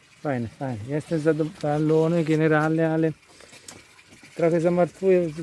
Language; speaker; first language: Polish; non-native, learner; Italian